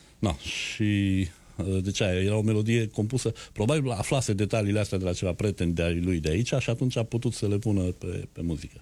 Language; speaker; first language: Romanian; native; Romanian